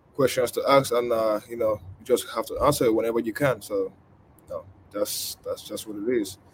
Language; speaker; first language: English; non-native, local second language; Igbo